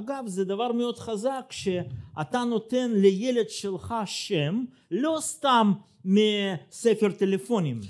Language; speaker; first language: Hebrew; non-native, fluent; Russian